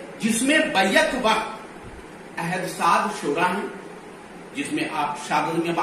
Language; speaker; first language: Urdu; native; Urdu